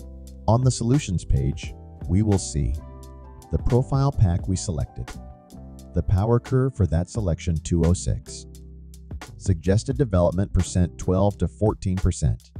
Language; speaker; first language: English; native; English